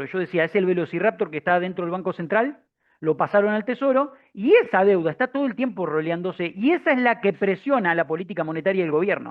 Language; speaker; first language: Spanish; native; Spanish